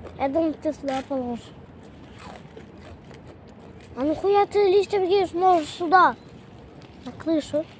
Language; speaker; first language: Russian; native; Russian